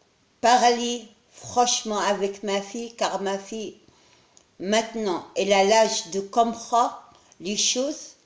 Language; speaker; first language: French; non-native, learner; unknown